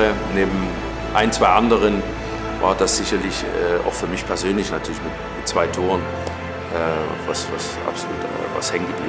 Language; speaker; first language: German; native; German